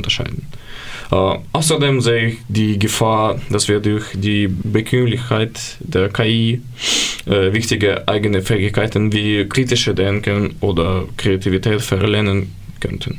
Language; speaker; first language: German; non-native, learner; Ukrainian